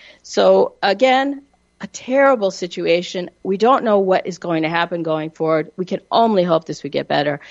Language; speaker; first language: English; native; English